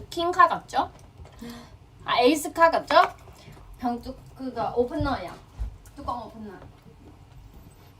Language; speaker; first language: Korean; non-native, fluent; Thai